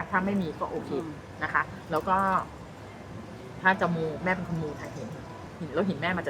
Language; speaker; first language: Thai; native; Thai